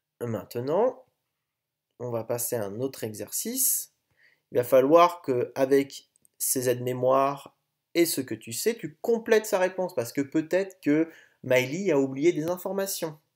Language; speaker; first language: French; native; French